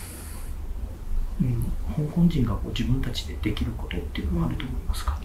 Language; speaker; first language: Japanese; native; Japanese